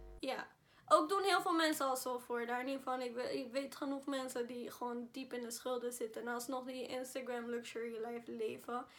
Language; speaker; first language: Dutch; early bilingual, other home language; Spanish